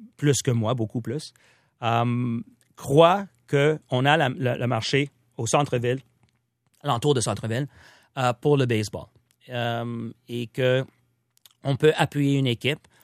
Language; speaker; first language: French; non-native, local second language; English